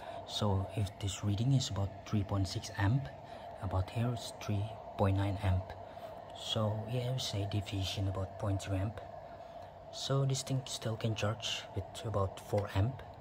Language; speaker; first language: English; non-native, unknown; Indonesian